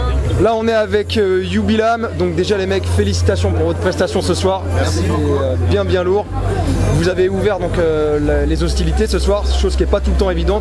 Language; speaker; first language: French; native; French